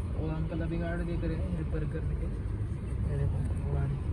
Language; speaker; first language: Hindi; non-native, local second language; Marathi